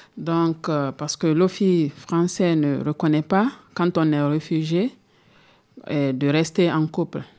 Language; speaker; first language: French; non-native, local second language; Fula